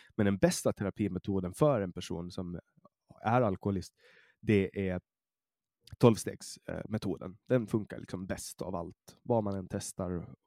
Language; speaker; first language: Swedish; native; Swedish